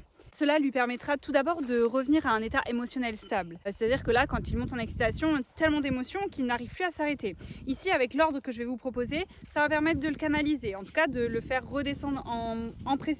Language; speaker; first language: French; native; French